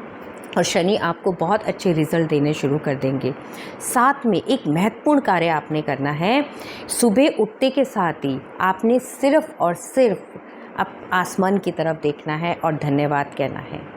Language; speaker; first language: Hindi; native; Hindi